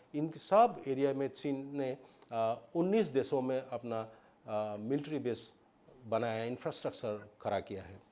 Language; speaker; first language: Hindi; non-native, local second language; Assamese